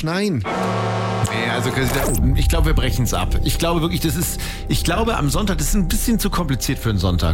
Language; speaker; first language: German; native; German